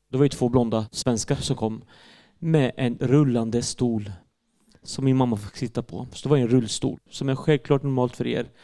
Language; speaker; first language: Swedish; early bilingual, other home language; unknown